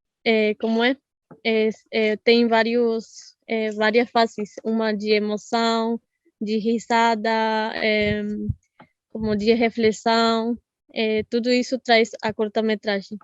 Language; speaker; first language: Portuguese; non-native, fluent; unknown